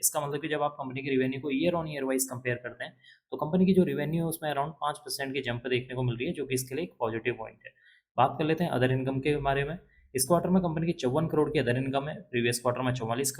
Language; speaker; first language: Hindi; native; Hindi